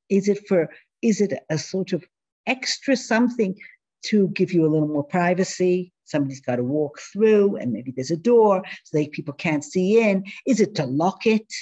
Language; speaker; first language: English; native; English